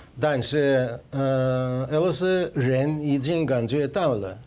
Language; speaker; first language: Chinese; non-native, fluent; Russian